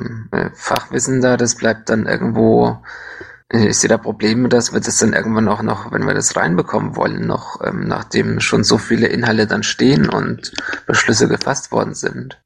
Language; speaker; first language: German; native; German